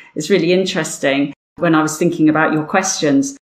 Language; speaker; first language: English; native; English